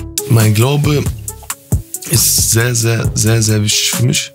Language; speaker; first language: German; early bilingual, other home language; Turkish